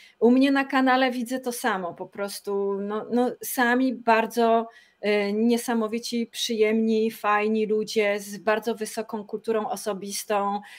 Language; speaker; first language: Polish; native; Polish